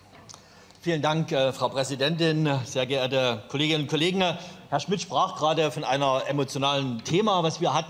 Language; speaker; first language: German; native; German